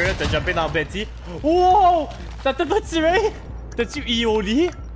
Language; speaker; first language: French; native; French